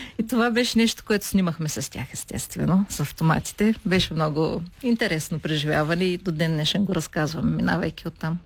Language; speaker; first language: Bulgarian; native; Bulgarian